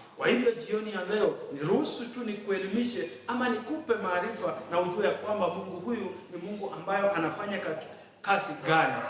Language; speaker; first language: Swahili; native; Swahili